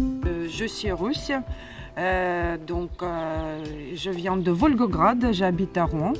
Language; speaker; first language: French; non-native, fluent; Russian